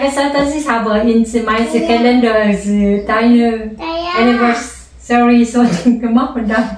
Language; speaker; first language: German; non-native, learner; Vietnamese